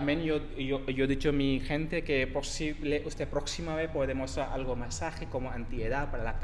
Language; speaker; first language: Spanish; non-native, learner; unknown